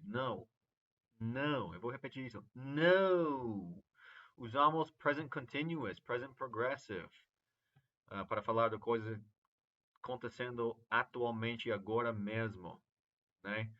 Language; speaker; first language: Portuguese; non-native, fluent; English